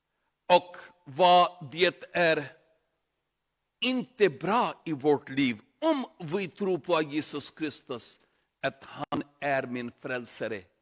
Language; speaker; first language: Swedish; non-native, learner; Urdu